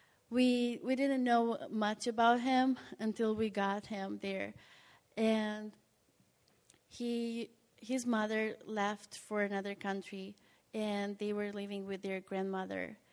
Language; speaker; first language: English; non-native, fluent; Romanian